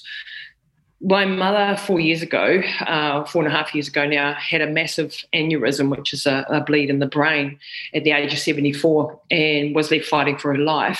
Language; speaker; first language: English; native; English